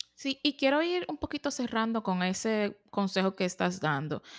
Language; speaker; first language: Spanish; native; Spanish